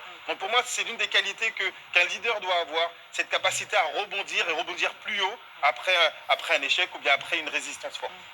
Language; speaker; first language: French; native; French